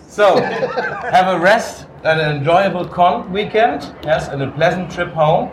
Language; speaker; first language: English; non-native, fluent; German